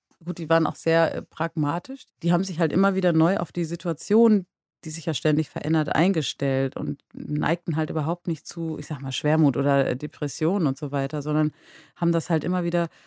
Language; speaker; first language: German; native; German